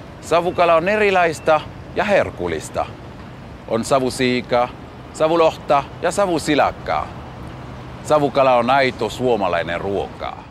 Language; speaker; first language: Finnish; non-native, learner; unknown